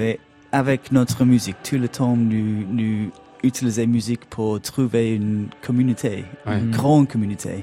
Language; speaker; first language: French; non-native, learner; English